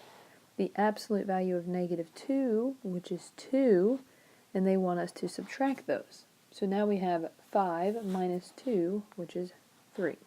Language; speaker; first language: English; native; English